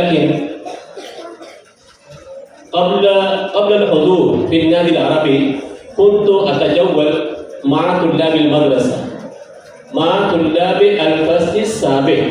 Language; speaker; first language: Arabic; non-native, fluent; Urdu